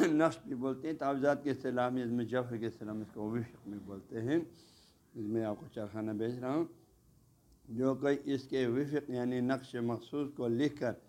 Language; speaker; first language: Urdu; non-native, local second language; Balti